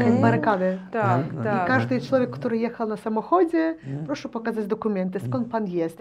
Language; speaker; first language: Polish; non-native, learner; Ukrainian